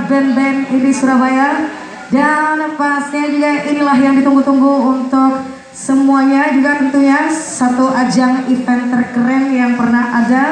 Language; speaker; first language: Indonesian; native; Indonesian